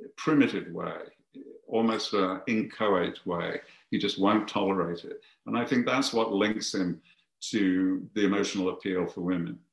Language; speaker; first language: English; native; English